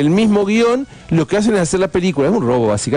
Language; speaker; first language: Spanish; native; Spanish